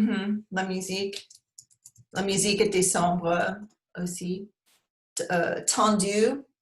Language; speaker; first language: French; non-native, learner; English